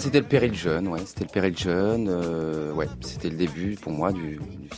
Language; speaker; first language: French; native; French